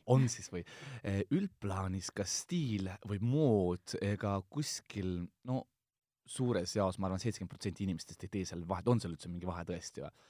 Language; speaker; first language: Estonian; non-native, local second language; Russian